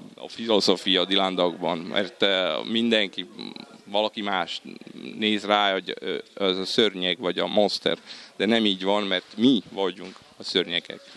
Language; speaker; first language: Hungarian; non-native, fluent; Italian